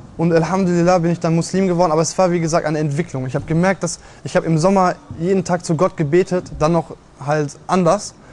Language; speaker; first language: German; native; German